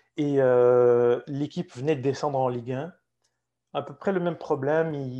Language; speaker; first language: French; non-native, local second language; Arabic